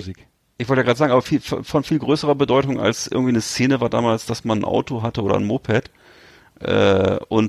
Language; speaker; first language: German; native; German